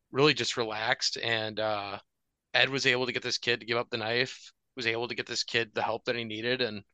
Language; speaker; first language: English; native; English